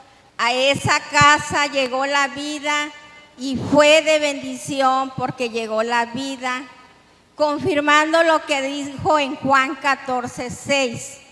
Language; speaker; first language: Spanish; native; Spanish